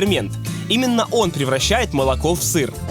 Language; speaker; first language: Russian; native; Russian